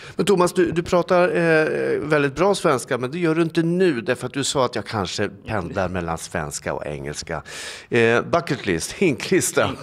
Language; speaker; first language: Swedish; native; Swedish